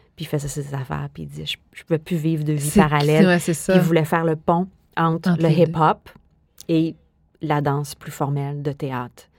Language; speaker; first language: French; native; French